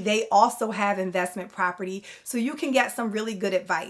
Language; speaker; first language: English; native; English